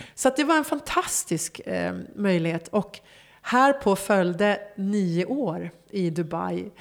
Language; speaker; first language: Swedish; early bilingual, other home language; Persian